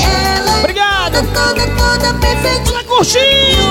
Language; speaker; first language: Portuguese; native; Portuguese